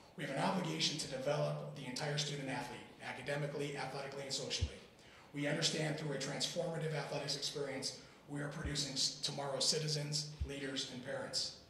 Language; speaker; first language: English; native; English